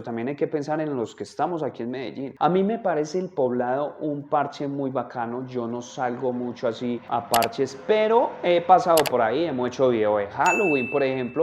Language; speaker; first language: Spanish; native; Spanish